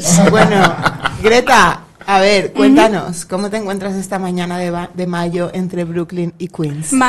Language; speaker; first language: Spanish; native; Spanish